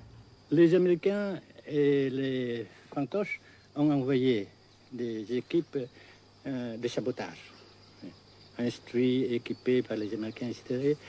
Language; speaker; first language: French; non-native, local second language; Vietnamese